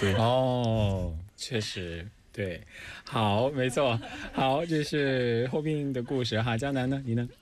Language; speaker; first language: Chinese; native; Chinese